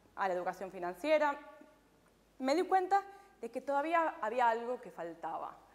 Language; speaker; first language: Spanish; native; Spanish